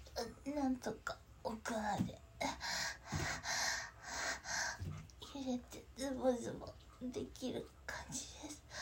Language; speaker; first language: Japanese; native; Japanese